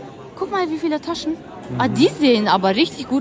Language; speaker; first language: German; non-native, learner; Lithuanian